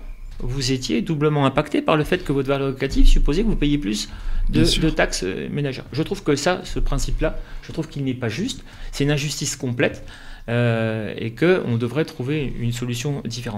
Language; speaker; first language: French; native; French